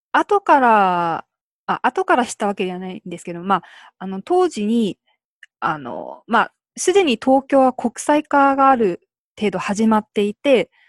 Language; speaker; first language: Japanese; early bilingual, other home language; Korean